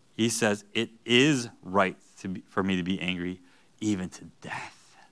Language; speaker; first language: English; native; English